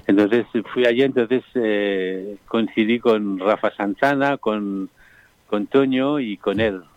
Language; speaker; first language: Spanish; non-native, fluent; Morisyen